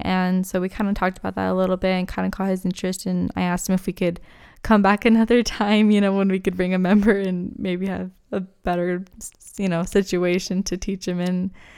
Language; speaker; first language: English; native; English